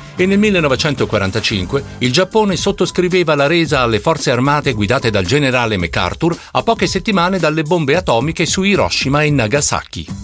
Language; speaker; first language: Italian; native; Italian